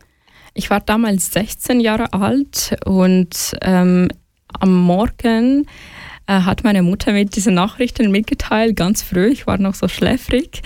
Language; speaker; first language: German; non-native, fluent; Ukrainian